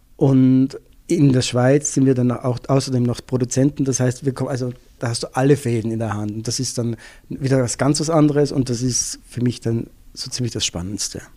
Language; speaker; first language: German; native; German